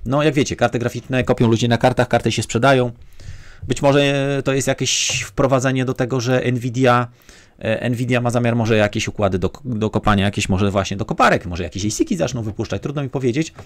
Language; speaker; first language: Polish; native; Polish